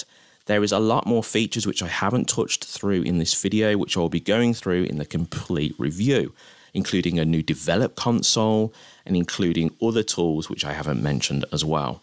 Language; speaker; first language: English; native; English